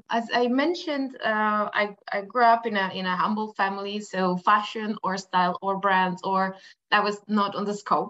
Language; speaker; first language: English; non-native, fluent; Spanish